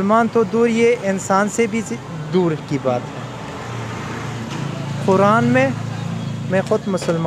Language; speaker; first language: Hindi; non-native, learner; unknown